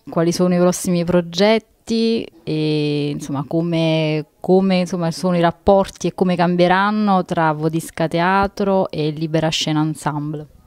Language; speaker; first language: Italian; native; Italian